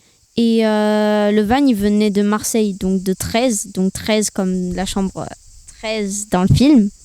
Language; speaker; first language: French; early bilingual, other home language; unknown